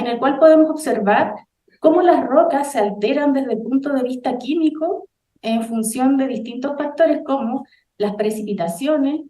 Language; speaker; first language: Spanish; native; Spanish